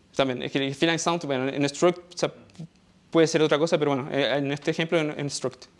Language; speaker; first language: Spanish; native; Spanish